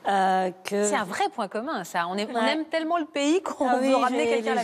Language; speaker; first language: French; native; French